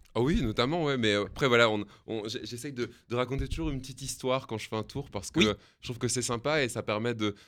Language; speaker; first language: French; native; French